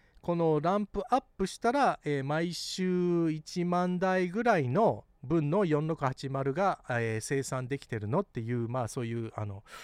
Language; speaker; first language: Japanese; early bilingual, heritage; Japanese